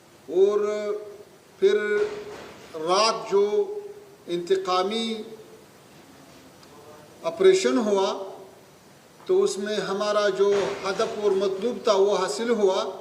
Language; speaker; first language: Hindi; non-native, fluent; Pashto